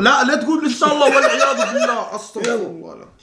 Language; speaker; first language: Arabic; native; Arabic